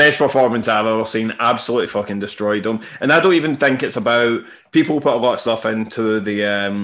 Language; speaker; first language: English; native; English